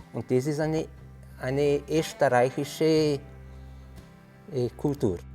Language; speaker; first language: German; early bilingual, heritage; German